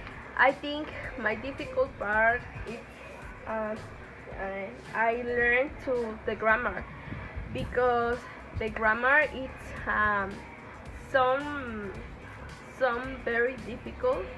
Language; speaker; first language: English; non-native, learner; Spanish